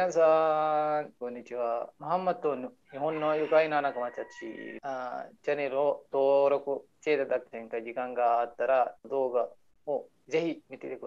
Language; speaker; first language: Japanese; non-native, learner; Arabic